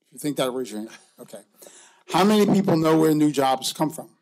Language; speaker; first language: English; native; English